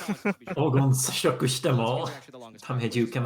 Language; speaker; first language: Japanese; non-native, learner; English